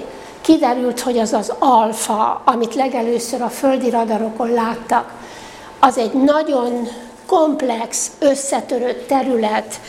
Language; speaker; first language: Hungarian; native; Hungarian